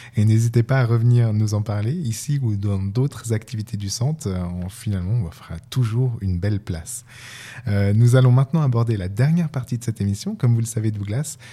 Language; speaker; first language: French; native; French